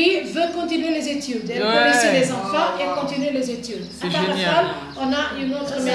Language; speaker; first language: French; non-native, fluent; Portuguese